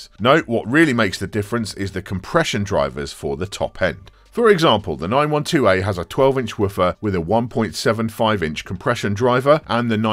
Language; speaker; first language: English; native; English